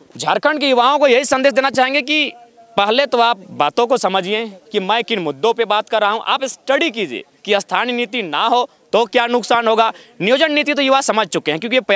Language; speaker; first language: Hindi; non-native, local second language; Magahi